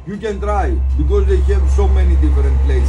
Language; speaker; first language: English; non-native, learner; Greek